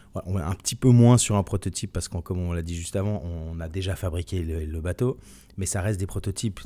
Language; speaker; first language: French; native; French